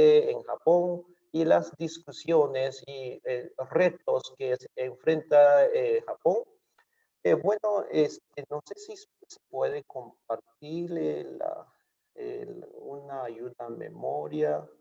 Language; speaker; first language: Spanish; non-native, fluent; Japanese